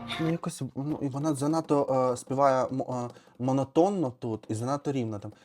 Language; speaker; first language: Ukrainian; non-native, local second language; Russian